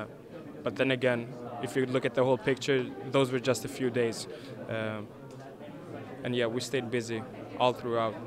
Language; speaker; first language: English; non-native, fluent; Swedish